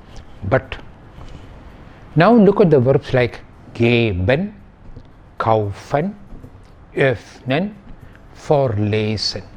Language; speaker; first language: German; non-native, fluent; Malayalam